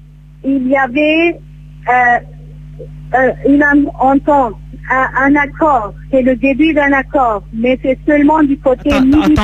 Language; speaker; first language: French; non-native, fluent; Kurdish